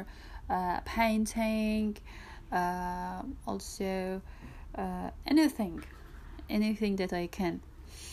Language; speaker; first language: English; non-native, learner; Persian